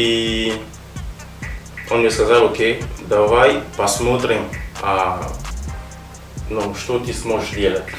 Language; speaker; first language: Russian; non-native, fluent; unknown